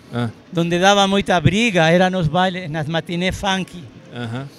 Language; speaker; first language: Portuguese; non-native, fluent; Arabic